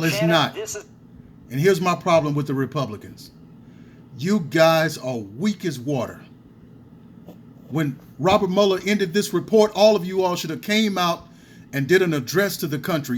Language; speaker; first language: English; native; English